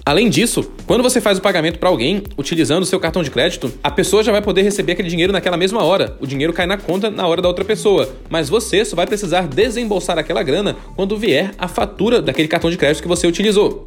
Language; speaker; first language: Portuguese; native; Portuguese